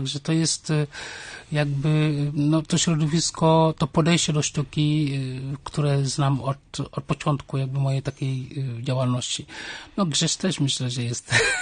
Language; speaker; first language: Polish; non-native, fluent; Wolof